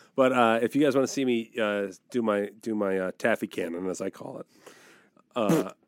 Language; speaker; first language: English; native; English